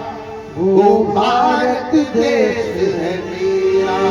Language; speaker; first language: Hindi; native; Hindi